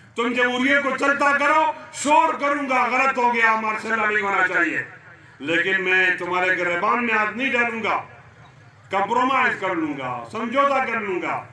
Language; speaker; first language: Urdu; non-native, local second language; Pashto